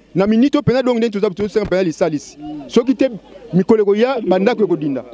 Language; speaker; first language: Lingala; native; Lingala